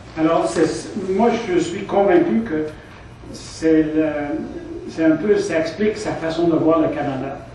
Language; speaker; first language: French; non-native, local second language; English